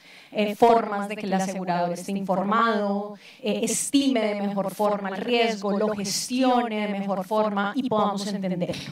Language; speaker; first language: Spanish; native; Spanish